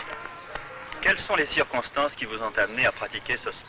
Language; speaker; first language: French; native; French